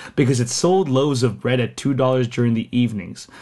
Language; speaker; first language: English; native; English